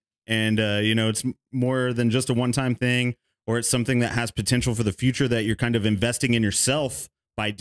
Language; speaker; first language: English; native; English